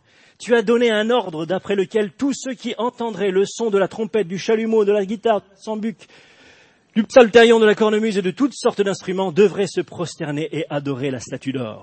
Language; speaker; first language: French; native; French